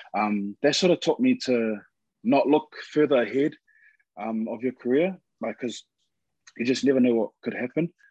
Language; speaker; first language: English; native; English